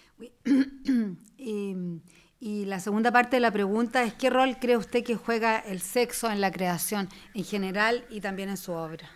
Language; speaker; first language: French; non-native, learner; Spanish